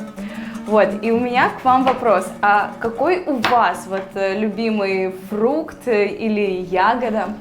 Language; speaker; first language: Russian; native; Russian